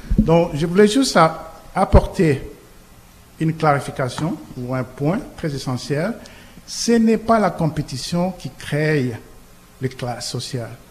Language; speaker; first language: French; non-native, local second language; Lingala